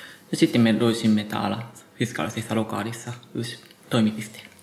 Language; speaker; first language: Finnish; non-native, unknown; Japanese